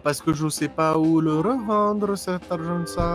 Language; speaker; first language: French; native; French